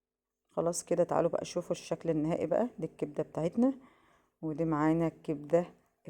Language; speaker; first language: Arabic; native; Arabic